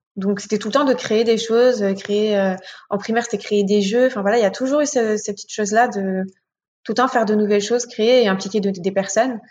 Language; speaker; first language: French; native; French